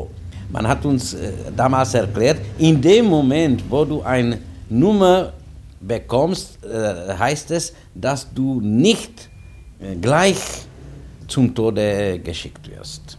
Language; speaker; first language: German; non-native, fluent; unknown